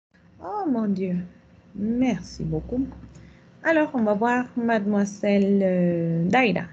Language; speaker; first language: French; non-native, fluent; Spanish